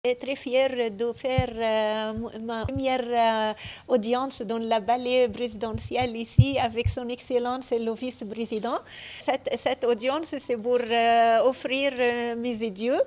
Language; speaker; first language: French; non-native, fluent; Arabic